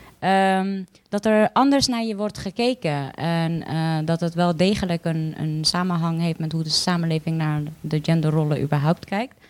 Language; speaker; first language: Dutch; early bilingual, other home language; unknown